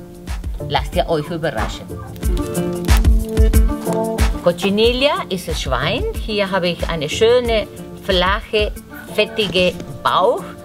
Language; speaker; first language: German; non-native, fluent; Spanish